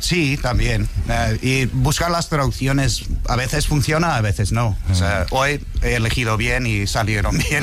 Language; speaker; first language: Spanish; non-native, fluent; English